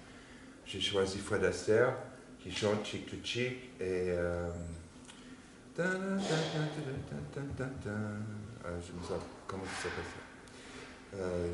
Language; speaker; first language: French; non-native, fluent; English